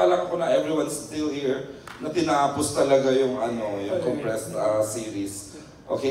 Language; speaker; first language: Filipino; native; Filipino